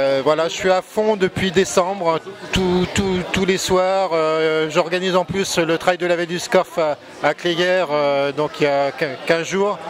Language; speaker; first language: French; native; French